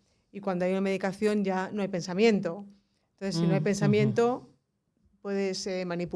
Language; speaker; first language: Spanish; native; Spanish